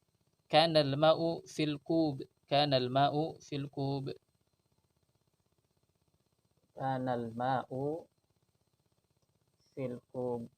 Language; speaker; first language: Arabic; non-native, fluent; Indonesian